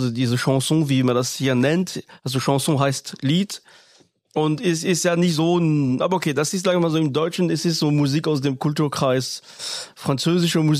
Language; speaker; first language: German; non-native, fluent; French